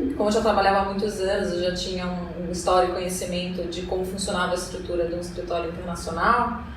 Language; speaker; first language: Portuguese; native; Portuguese